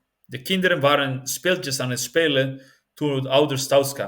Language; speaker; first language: Dutch; non-native, learner; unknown